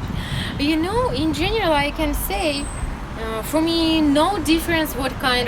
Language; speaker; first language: English; non-native, learner; Russian